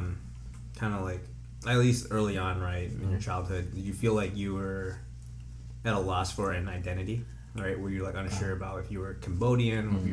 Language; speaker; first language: English; native; English